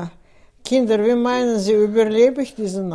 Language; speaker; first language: German; non-native, fluent; Russian